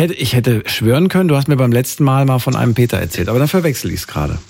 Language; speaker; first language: German; native; German